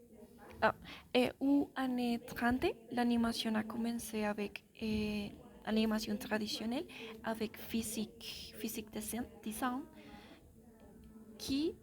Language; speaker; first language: French; non-native, learner; Spanish